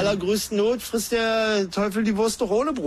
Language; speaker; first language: German; native; German